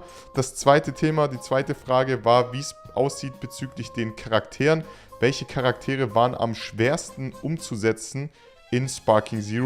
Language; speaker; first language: German; native; German